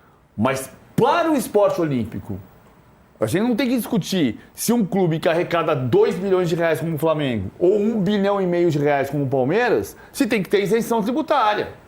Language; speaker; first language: Portuguese; native; Portuguese